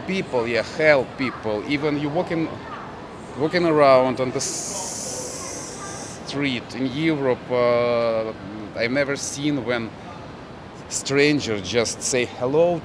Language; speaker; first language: English; non-native, learner; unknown